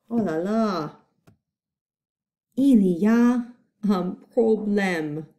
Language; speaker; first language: French; non-native, fluent; English